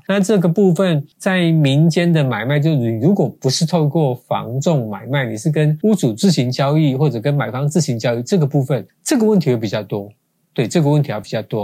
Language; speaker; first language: Chinese; native; Chinese